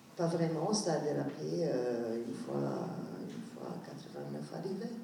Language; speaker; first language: French; non-native, fluent; Romanian